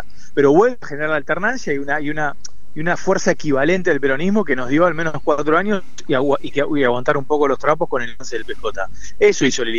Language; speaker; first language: Spanish; native; Spanish